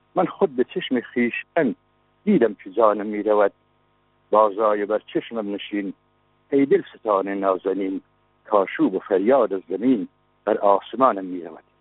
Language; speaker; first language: Central Kurdish; native; Central Kurdish